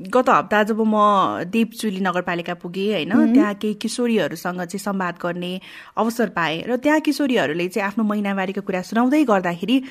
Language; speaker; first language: Nepali; native; Nepali